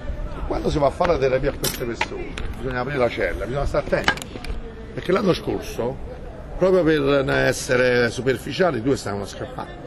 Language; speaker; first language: Italian; native; Italian